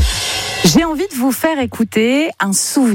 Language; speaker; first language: French; native; French